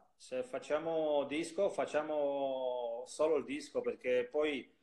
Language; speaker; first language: Italian; non-native, fluent; Polish